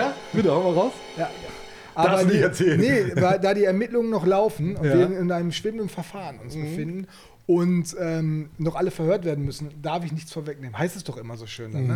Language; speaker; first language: German; native; German